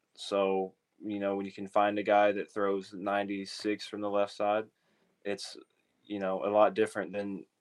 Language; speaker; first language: English; native; English